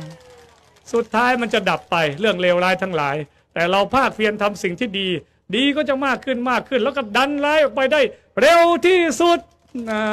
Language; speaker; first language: Thai; native; Thai